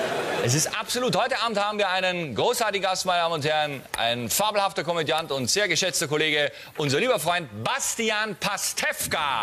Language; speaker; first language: German; native; German